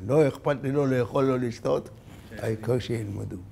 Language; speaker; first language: Hebrew; non-native, fluent; Arabic